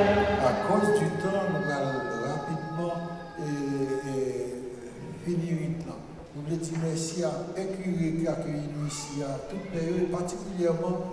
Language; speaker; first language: French; non-native, local second language; Haitian Creole